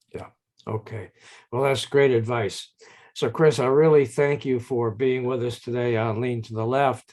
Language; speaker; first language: English; native; English